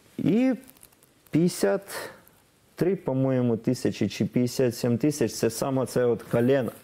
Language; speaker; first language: Ukrainian; non-native, local second language; Russian